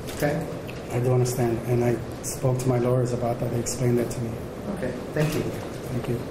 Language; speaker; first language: English; early bilingual, other home language; Spanish